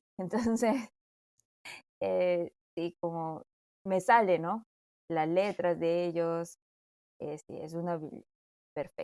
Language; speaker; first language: Spanish; non-native, fluent; Korean